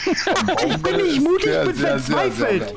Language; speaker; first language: German; native; German